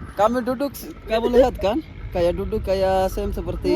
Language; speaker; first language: Indonesian; non-native, learner; Urdu